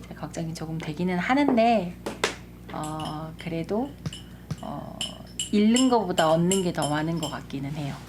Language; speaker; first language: Korean; native; Korean